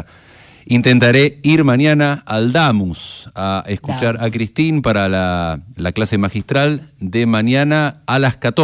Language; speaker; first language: Spanish; native; Spanish